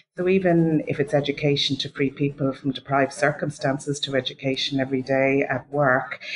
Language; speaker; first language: English; native; English